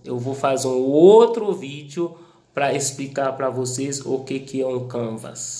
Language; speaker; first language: Portuguese; non-native, local second language; Haitian Creole